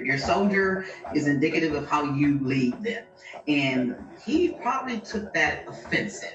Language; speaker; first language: English; native; English